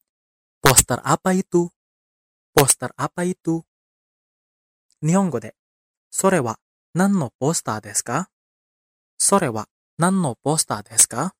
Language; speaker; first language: Japanese; non-native, fluent; Indonesian